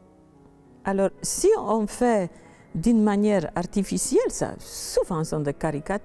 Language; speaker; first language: French; non-native, fluent; Polish